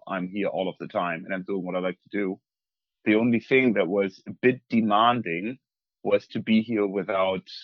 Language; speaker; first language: English; non-native, fluent; German